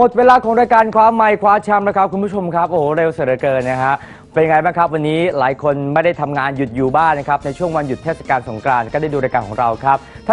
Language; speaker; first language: Thai; native; Thai